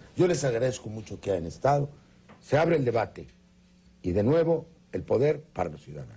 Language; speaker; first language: Spanish; native; Spanish